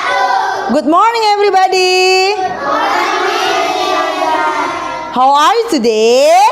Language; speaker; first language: English; non-native, learner; Indonesian